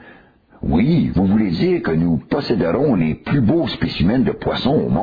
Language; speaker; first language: French; native; French